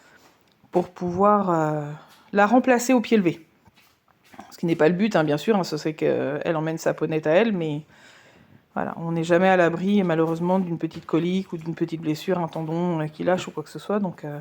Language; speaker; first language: French; native; French